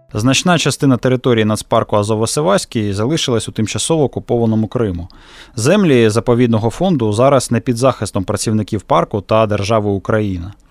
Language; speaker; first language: Ukrainian; native; Ukrainian